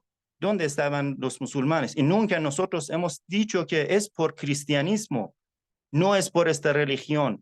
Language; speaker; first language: Spanish; non-native, fluent; Persian